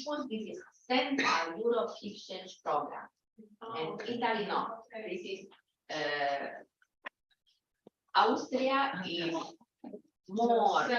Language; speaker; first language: English; non-native, learner; Slovak